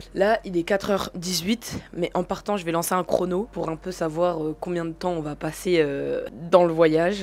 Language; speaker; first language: French; native; French